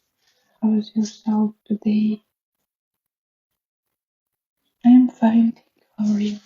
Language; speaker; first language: English; non-native, learner; Russian